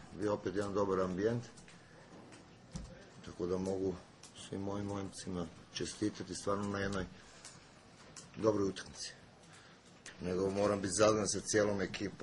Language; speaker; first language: Bosnian; native; Bosnian